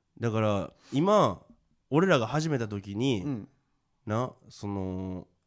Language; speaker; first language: Japanese; native; Japanese